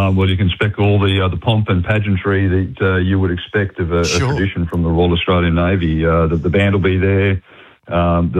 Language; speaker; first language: English; native; English